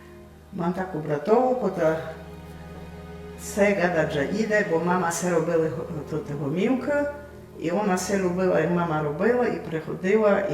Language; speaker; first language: Polish; non-native, local second language; Rusyn